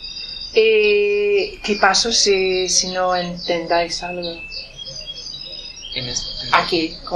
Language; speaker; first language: Spanish; non-native, learner; English